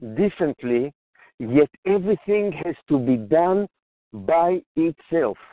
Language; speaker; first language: English; non-native, fluent; Hebrew